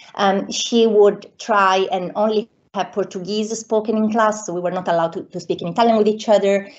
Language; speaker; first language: English; non-native, fluent; Italian